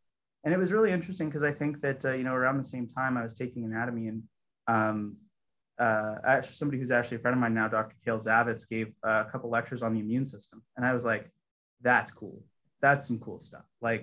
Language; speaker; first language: English; native; English